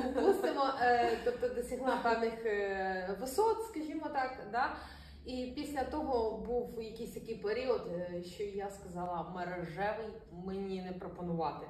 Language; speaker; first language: Ukrainian; non-native, local second language; Russian